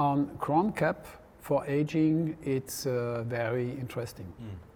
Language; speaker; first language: English; non-native, learner; French